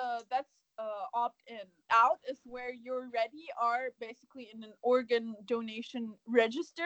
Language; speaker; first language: English; non-native, fluent; German